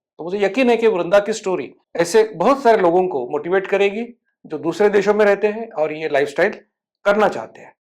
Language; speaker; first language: Hindi; non-native, local second language; Marathi